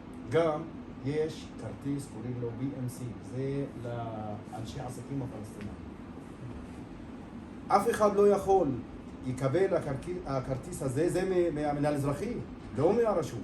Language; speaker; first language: Hebrew; non-native, local second language; Arabic